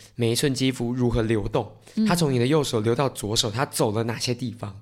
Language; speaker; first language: Chinese; native; Chinese